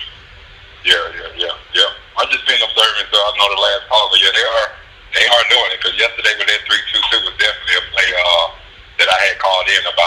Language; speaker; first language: English; native; English